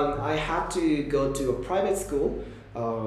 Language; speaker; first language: English; non-native, fluent; Japanese